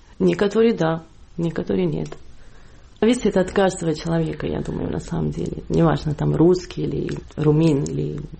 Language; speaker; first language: Russian; non-native, fluent; Catalan